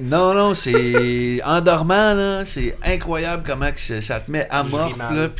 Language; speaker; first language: French; native; French